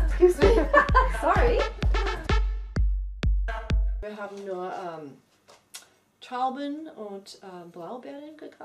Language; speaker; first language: German; non-native, fluent; English